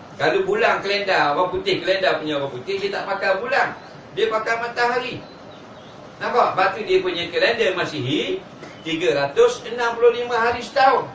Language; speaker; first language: Malay; native; Malay